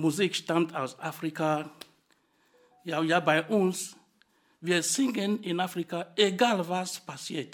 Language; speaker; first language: German; non-native, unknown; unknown